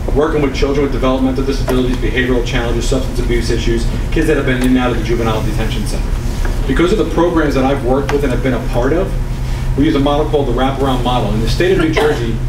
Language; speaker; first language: English; native; English